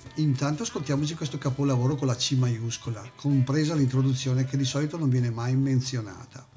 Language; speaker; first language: Italian; native; Italian